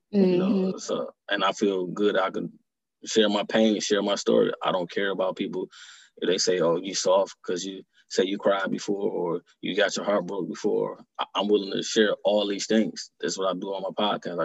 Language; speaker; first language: English; native; English